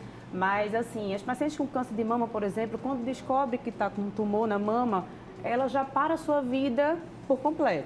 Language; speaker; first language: Portuguese; native; Portuguese